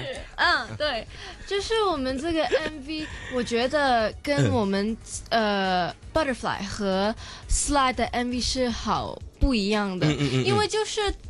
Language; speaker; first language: Chinese; non-native, local second language; Cantonese